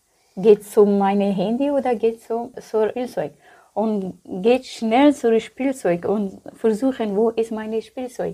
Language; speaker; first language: German; non-native, learner; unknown